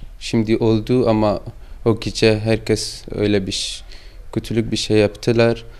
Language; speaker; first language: Turkish; non-native, learner; Persian